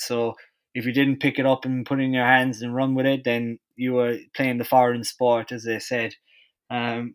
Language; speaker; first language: English; native; English